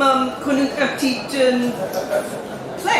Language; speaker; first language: French; non-native, learner; English